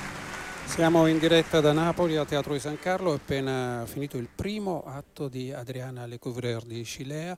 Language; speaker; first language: Italian; native; Italian